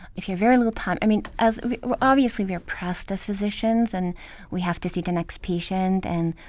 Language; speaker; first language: English; early bilingual, other home language; Norwegian